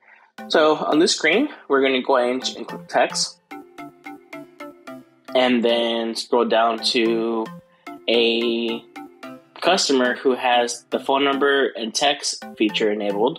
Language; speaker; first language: English; native; English